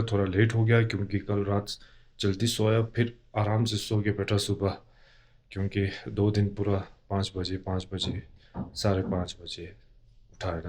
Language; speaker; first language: Hindi; non-native, local second language; Tibetan